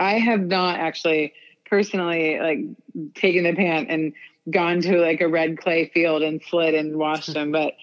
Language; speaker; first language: English; native; English